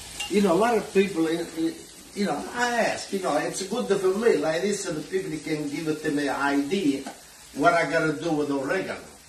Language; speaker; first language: English; non-native, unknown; Italian